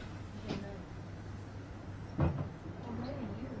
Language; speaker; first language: English; non-native, learner; Japanese